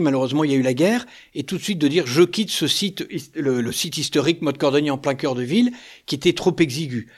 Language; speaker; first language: French; native; French